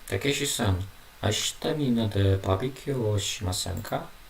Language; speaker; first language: Japanese; non-native, learner; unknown